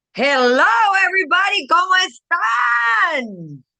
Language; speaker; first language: Spanish; early bilingual, heritage; Spanish